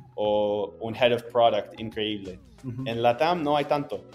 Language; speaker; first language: Spanish; non-native, fluent; English